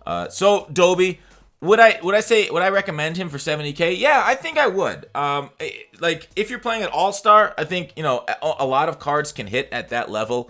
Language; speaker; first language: English; native; English